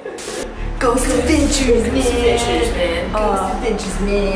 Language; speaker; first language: English; native; English